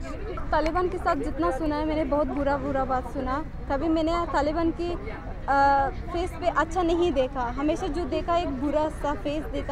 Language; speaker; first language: Hindi; non-native, learner; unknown